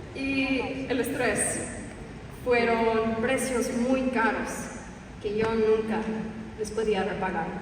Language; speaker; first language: Spanish; early bilingual, heritage; Spanish